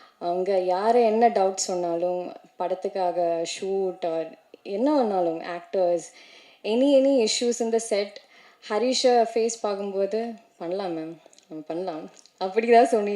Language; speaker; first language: Tamil; non-native, learner; Malayalam